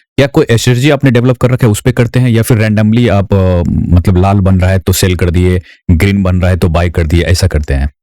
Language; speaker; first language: Hindi; native; Hindi